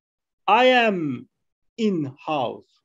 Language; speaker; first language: English; non-native, learner; Arabic